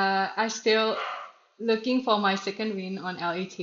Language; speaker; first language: English; non-native, learner; Thai